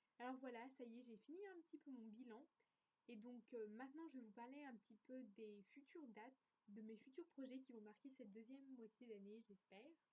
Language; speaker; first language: French; native; French